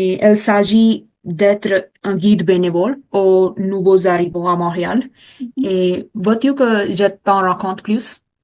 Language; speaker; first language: French; non-native, learner; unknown